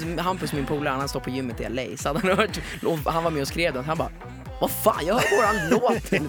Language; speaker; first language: Swedish; early bilingual, other home language; Italian